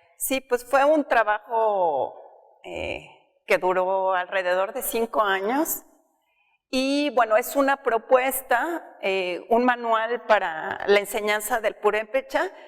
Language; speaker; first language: Spanish; native; Spanish